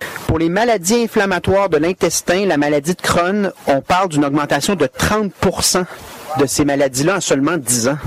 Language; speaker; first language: French; native; French